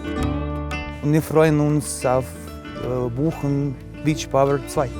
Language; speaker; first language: German; non-native, fluent; Croatian